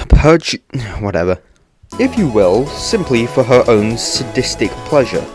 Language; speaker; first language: English; native; English